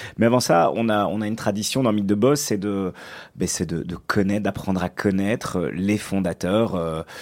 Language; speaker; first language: French; native; French